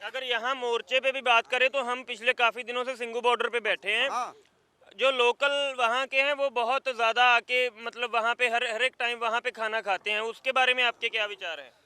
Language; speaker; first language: Hindi; non-native, local second language; Punjabi